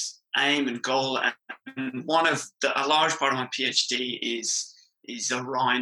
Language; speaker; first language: English; native; English